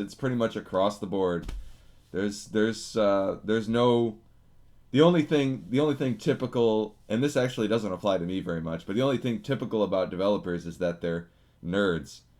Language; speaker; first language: English; native; English